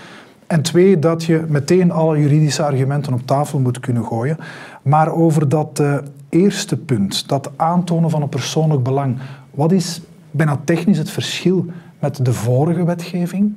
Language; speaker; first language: Dutch; native; Dutch